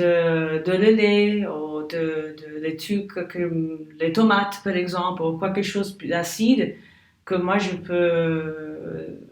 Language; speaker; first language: French; non-native, learner; English